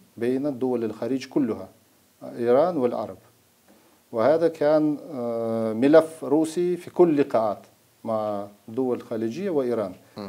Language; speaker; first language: Arabic; non-native, fluent; Russian